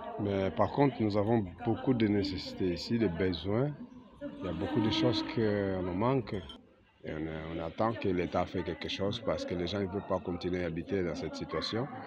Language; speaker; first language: French; non-native, learner; Portuguese